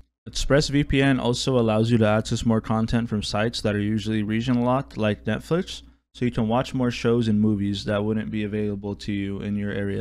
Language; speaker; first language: English; native; English